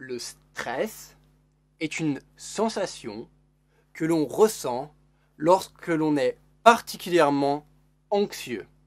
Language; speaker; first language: French; native; French